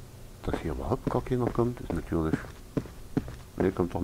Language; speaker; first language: German; native; German